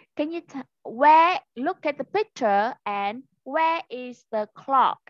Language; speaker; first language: English; non-native, fluent; Vietnamese